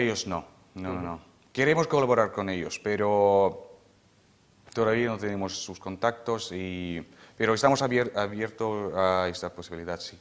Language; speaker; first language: Spanish; non-native, fluent; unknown